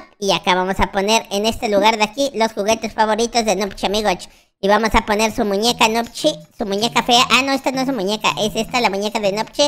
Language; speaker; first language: Spanish; native; Spanish